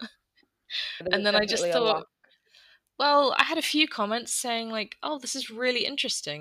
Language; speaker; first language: English; native; English